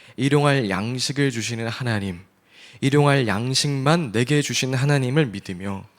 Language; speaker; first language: Korean; native; Korean